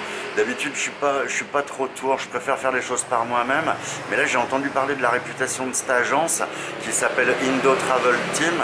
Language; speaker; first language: French; native; French